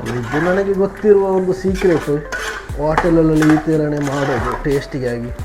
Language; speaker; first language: Kannada; non-native, local second language; Malayalam